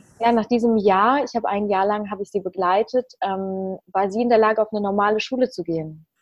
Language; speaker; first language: German; early bilingual, other home language; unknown